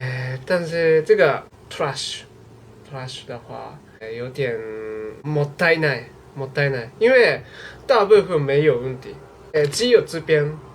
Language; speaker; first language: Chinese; non-native, learner; Japanese